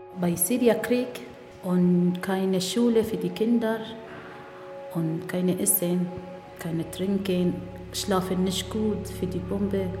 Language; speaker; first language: German; non-native, learner; Arabic